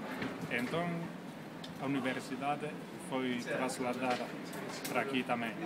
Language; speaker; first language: Galician; non-native, fluent; Finnish